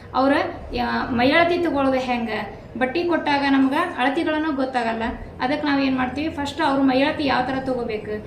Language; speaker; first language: Kannada; native; Kannada